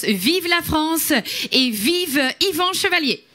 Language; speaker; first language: French; native; French